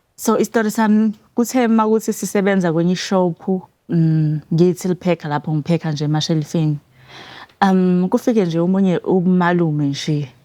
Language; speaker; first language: Zulu; native; Zulu